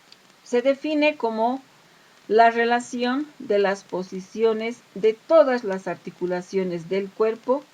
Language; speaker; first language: Spanish; native; Spanish